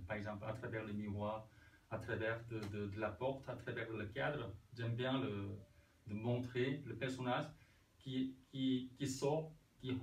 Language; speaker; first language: French; non-native, learner; Korean